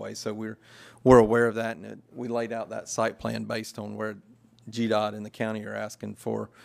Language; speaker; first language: English; native; English